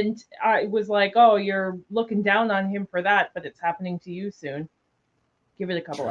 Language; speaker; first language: English; native; English